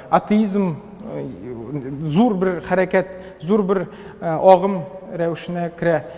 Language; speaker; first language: Tatar; native; Tatar